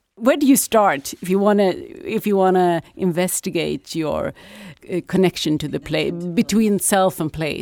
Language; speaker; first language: English; non-native, fluent; Swedish